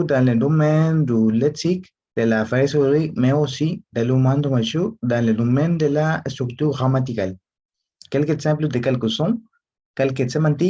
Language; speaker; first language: French; non-native, learner; Spanish